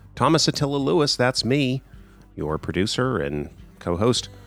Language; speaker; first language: English; native; English